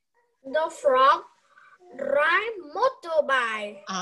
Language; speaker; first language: English; non-native, learner; Vietnamese